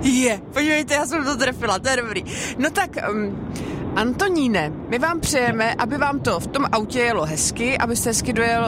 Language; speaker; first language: Czech; native; Czech